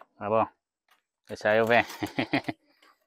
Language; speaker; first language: Portuguese; non-native, learner; Vietnamese